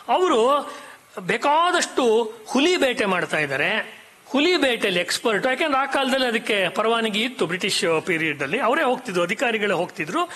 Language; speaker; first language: Kannada; native; Kannada